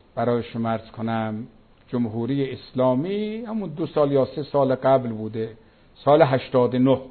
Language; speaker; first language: Persian; native; Persian